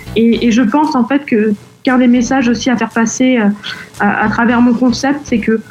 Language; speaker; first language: French; native; French